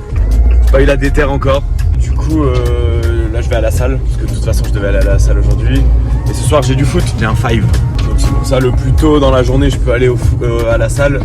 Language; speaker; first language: French; native; French